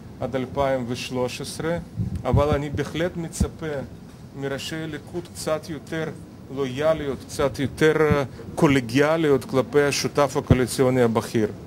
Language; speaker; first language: Hebrew; non-native, fluent; Russian